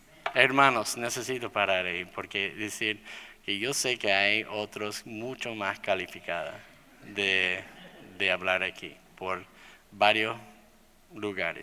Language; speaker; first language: Spanish; non-native, fluent; English